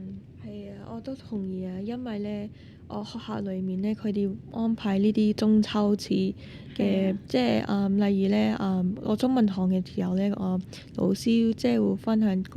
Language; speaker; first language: Cantonese; non-native, fluent; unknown